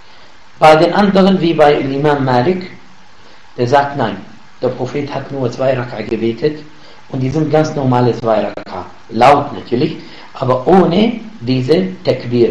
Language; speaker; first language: German; non-native, learner; Arabic